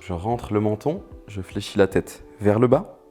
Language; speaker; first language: French; native; French